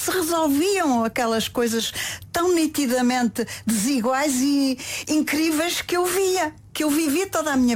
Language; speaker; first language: Portuguese; native; Portuguese